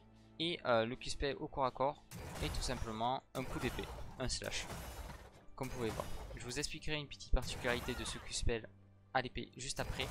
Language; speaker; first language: French; native; French